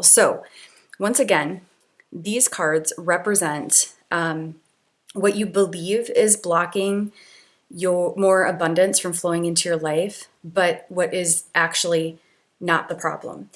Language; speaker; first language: English; native; English